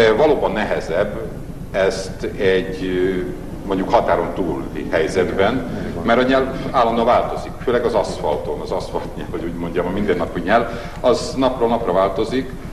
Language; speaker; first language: Hungarian; non-native, local second language; Serbian